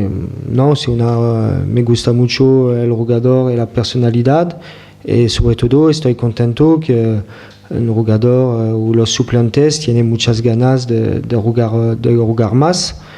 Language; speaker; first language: Spanish; non-native, fluent; French